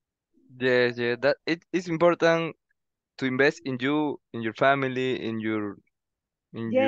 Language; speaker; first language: English; non-native, learner; Spanish